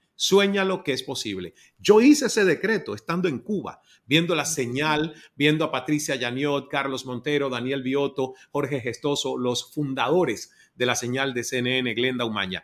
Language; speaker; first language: Spanish; native; Spanish